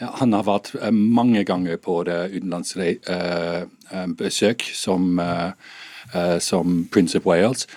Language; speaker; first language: Norwegian; non-native, fluent; English